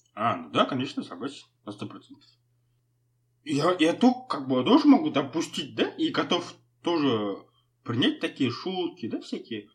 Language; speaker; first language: Russian; non-native, local second language; Kazakh